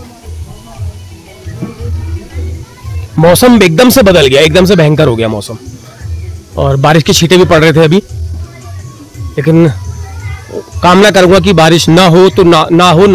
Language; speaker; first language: Hindi; native; Hindi